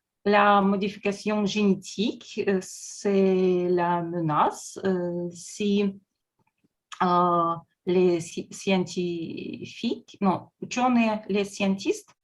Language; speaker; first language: French; non-native, learner; Russian